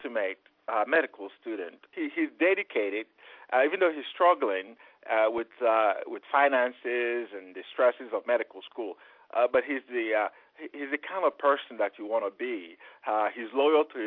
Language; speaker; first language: English; non-native, local second language; Igbo